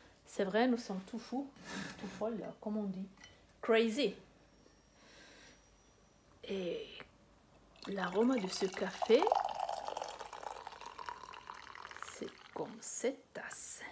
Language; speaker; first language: French; non-native, learner; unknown